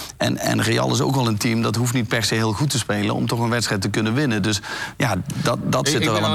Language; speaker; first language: Dutch; native; Dutch